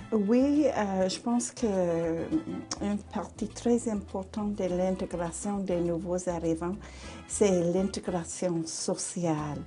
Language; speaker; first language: French; non-native, fluent; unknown